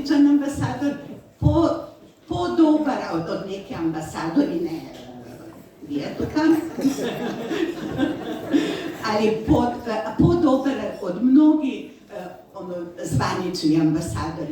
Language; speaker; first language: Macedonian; non-native, learner; Slovenian